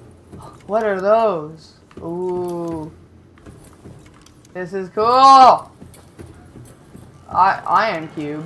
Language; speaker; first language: English; native; English